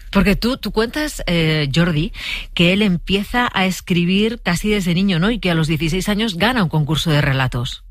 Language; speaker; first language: Spanish; native; Spanish